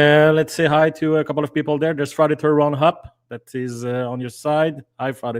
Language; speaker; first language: English; non-native, fluent; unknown